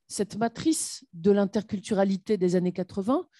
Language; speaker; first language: French; native; French